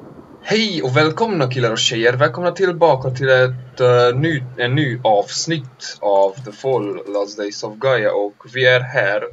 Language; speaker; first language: Swedish; non-native, learner; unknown